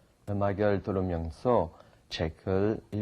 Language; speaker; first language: Korean; non-native, learner; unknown